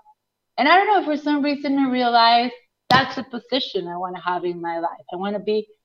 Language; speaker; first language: English; non-native, fluent; Spanish